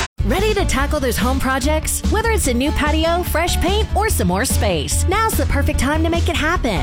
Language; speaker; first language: English; native; English